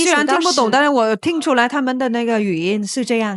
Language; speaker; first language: Chinese; non-native, fluent; Vietnamese